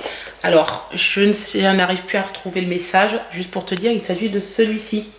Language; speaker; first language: French; native; French